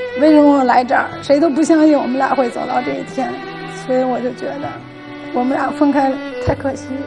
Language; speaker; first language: Chinese; native; Chinese